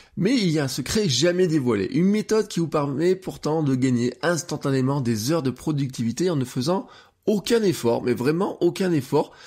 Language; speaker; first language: French; native; French